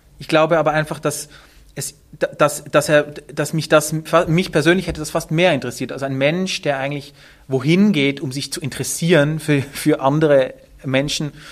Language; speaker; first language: German; native; German